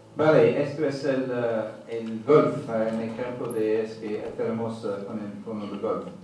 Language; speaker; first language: Spanish; non-native, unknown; English